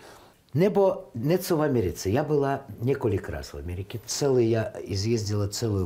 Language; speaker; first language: Czech; non-native, learner; Russian